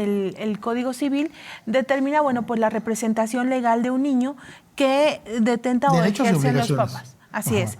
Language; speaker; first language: Spanish; native; Spanish